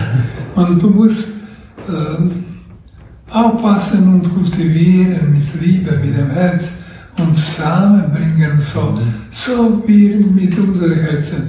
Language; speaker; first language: German; non-native, learner; Croatian